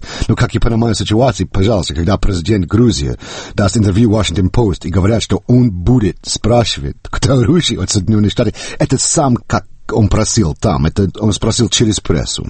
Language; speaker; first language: Russian; non-native, fluent; English